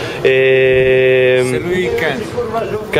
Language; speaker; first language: French; non-native, learner; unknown